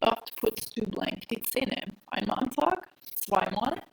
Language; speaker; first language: German; non-native, fluent; English